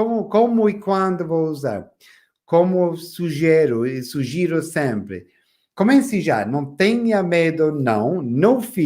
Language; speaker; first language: Portuguese; non-native, fluent; English